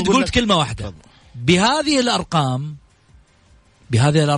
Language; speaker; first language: Arabic; native; Arabic